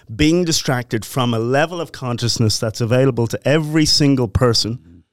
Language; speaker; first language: English; native; English